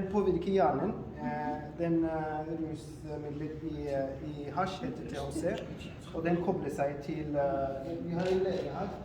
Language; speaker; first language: Norwegian; non-native, fluent; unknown